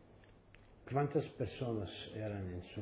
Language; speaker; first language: Spanish; early bilingual, heritage; Ladino